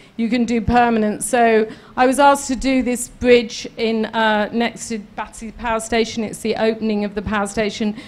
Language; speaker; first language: English; native; English